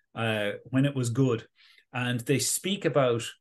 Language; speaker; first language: English; native; English